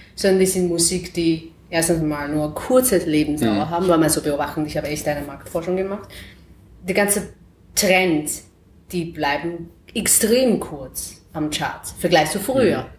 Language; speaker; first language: German; non-native, fluent; Chinese